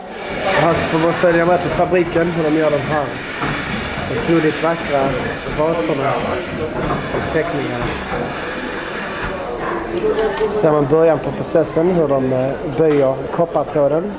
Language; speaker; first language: Swedish; native; Swedish